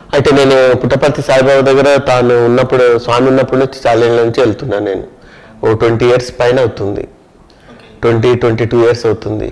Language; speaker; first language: Telugu; non-native, local second language; Kannada